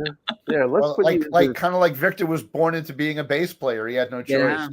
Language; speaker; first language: English; native; English